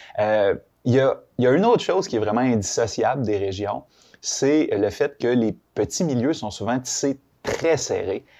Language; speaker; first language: French; native; French